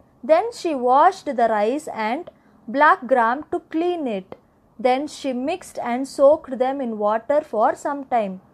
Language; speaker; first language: English; non-native, local second language; Tamil